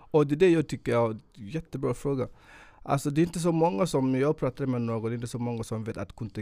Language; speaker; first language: Swedish; non-native, fluent; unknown